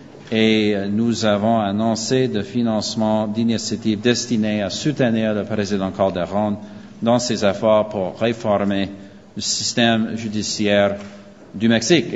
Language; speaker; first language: French; non-native, fluent; English